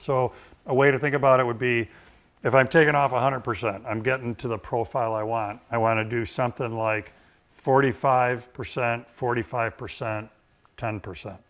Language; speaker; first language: English; native; English